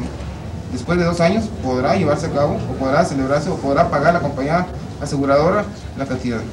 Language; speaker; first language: Spanish; native; Spanish